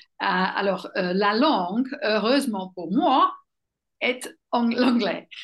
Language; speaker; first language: French; non-native, learner; English